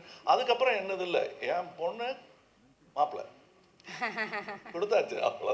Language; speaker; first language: Tamil; native; Tamil